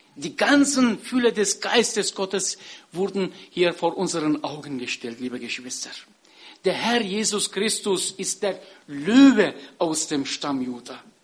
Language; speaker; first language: German; non-native, fluent; Turkish